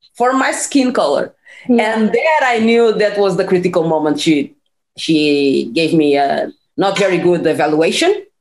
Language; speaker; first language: English; non-native, fluent; Portuguese